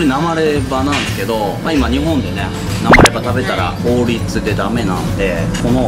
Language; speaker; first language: Japanese; native; Japanese